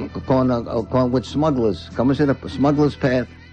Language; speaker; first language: Spanish; non-native, learner; English